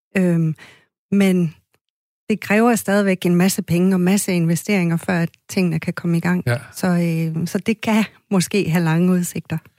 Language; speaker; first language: Danish; native; Danish